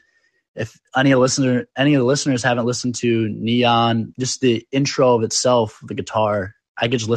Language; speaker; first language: English; native; English